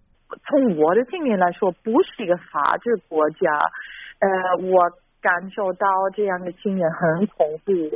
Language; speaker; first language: Chinese; non-native, fluent; German